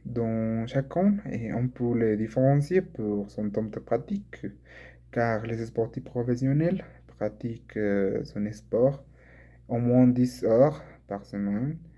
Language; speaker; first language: French; non-native, learner; Spanish